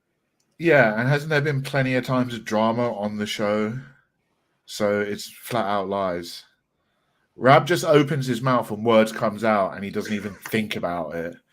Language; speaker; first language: English; native; English